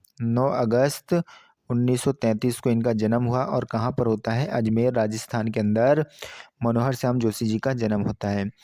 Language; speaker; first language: Hindi; native; Hindi